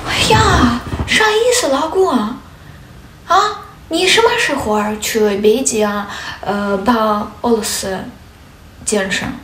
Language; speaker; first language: Chinese; non-native, learner; Russian